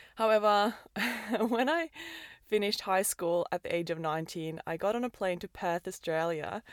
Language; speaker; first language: English; non-native, fluent; Norwegian